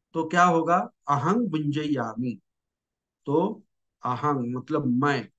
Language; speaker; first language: Hindi; non-native, local second language; Marathi